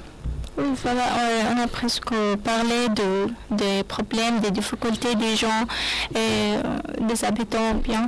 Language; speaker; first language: French; non-native, learner; Arabic